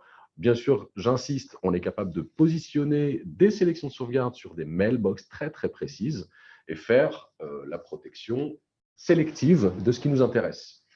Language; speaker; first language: French; native; French